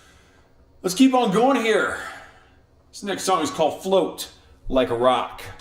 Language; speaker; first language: English; native; English